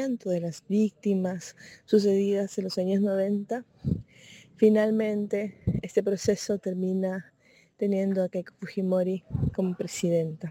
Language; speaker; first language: Spanish; native; Spanish